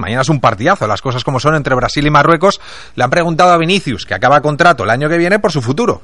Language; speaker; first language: Spanish; native; Spanish